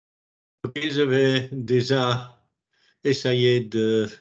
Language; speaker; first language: French; non-native, local second language; Dutch